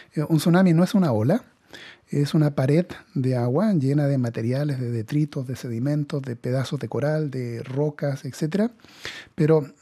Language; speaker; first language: Spanish; native; Spanish